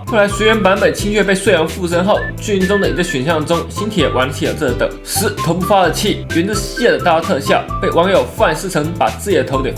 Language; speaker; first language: Chinese; native; Chinese